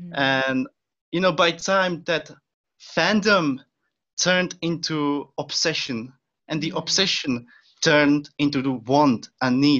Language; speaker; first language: English; non-native, fluent; Czech